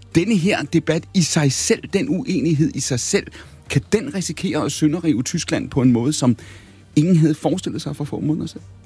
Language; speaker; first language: Danish; native; Danish